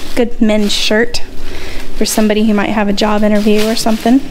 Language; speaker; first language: English; native; English